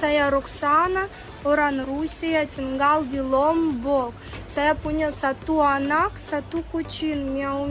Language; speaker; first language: Indonesian; non-native, learner; Russian